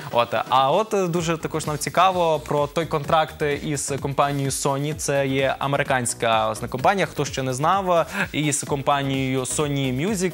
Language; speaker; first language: Ukrainian; native; Ukrainian